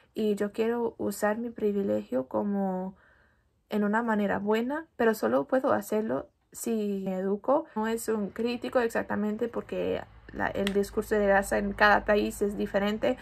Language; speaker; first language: Spanish; non-native, fluent; English